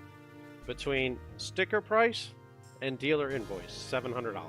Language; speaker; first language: English; native; English